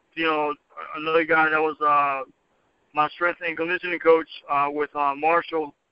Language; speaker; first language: English; native; English